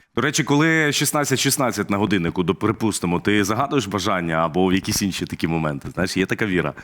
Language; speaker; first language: Ukrainian; native; Ukrainian